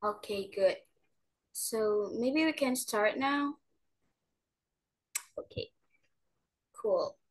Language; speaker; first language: English; non-native, learner; Indonesian